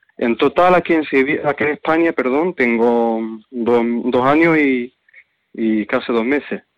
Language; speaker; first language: Spanish; non-native, fluent; Arabic